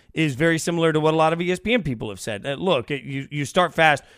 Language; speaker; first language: English; native; English